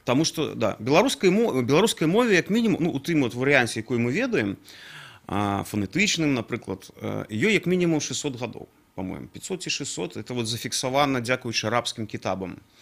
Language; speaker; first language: Belarusian; non-native, local second language; Russian